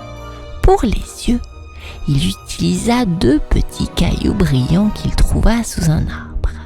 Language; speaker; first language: French; native; French